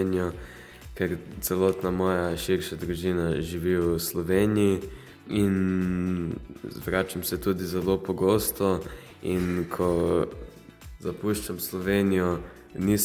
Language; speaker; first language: Slovenian; early bilingual, heritage; Slovenian